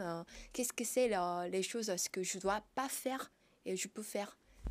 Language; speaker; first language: French; non-native, fluent; Korean